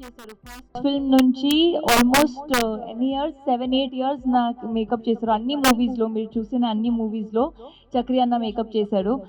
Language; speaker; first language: Telugu; non-native, learner; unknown